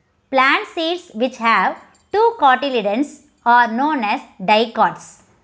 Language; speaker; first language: English; non-native, local second language; Tamil